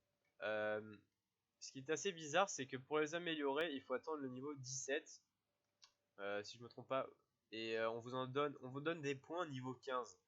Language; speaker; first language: French; native; French